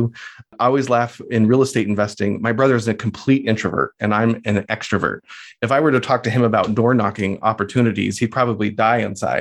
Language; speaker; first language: English; native; English